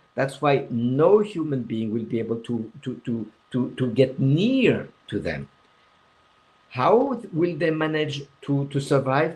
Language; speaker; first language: English; non-native, fluent; French